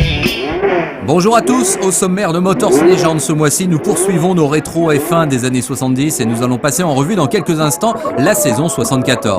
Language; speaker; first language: French; native; French